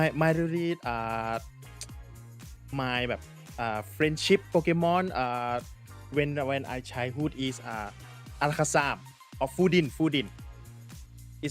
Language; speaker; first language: English; non-native, learner; Thai